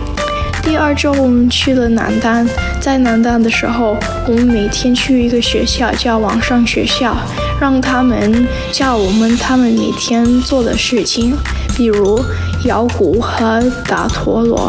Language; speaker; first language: Chinese; non-native, learner; English